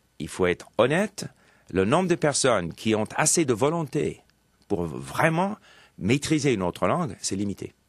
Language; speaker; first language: French; non-native, local second language; English